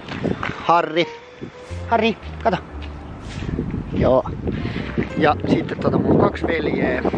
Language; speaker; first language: Finnish; native; Finnish